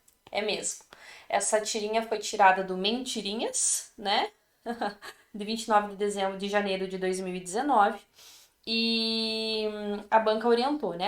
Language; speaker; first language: Portuguese; native; Portuguese